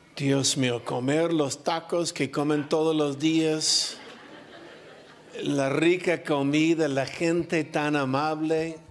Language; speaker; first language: Spanish; non-native, fluent; English